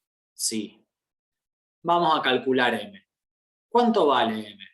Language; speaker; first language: Spanish; native; Spanish